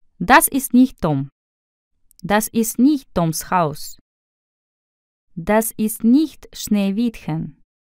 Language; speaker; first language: German; non-native, fluent; Russian